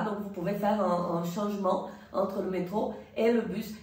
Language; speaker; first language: French; non-native, fluent; Portuguese